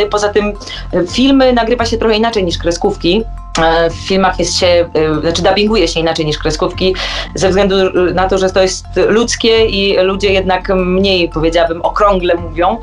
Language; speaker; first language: Polish; native; Polish